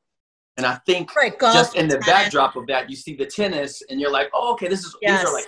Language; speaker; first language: English; native; English